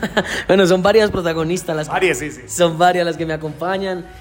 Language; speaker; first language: Spanish; native; Spanish